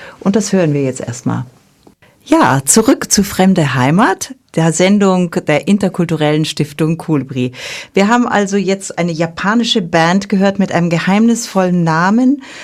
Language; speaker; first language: German; native; German